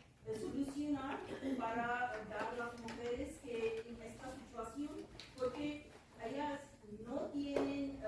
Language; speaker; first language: Spanish; non-native, learner; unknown